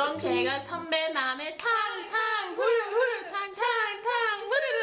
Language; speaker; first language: Korean; early bilingual, heritage; English